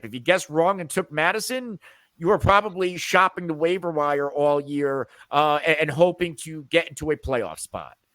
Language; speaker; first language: English; native; English